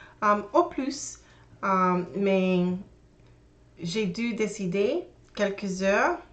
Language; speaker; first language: French; non-native, learner; English